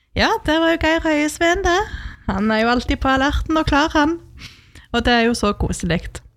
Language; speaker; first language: Norwegian; native; Norwegian